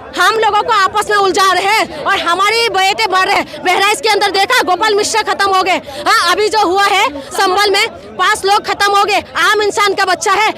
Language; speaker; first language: Hindi; non-native, local second language; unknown